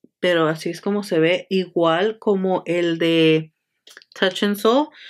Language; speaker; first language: Spanish; early bilingual, heritage; Spanish